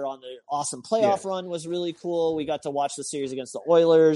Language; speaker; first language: English; native; English